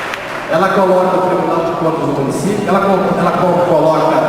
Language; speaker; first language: Portuguese; native; Portuguese